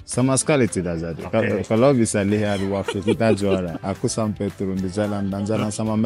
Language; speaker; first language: Indonesian; non-native, fluent; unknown